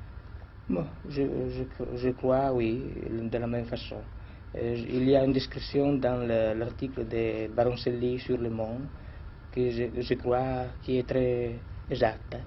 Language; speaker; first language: French; non-native, fluent; Italian